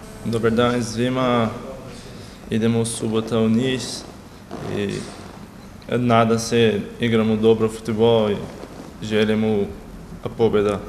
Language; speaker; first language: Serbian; non-native, learner; Portuguese